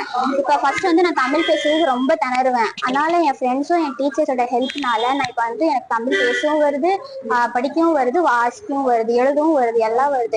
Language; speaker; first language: Tamil; non-native, local second language; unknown